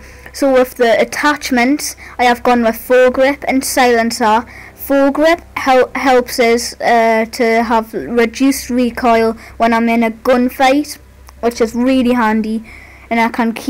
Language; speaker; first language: English; native; English